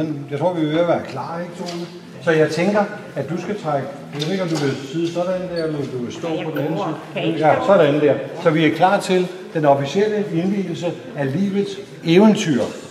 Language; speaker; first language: Danish; native; Danish